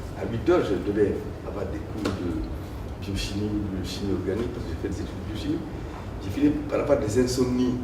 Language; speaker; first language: French; non-native, local second language; Fula